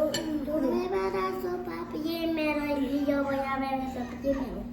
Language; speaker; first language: Spanish; early bilingual, other home language; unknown